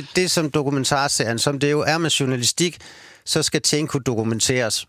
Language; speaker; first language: Danish; native; Danish